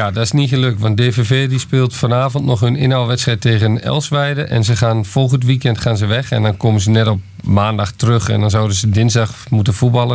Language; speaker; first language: Dutch; native; Dutch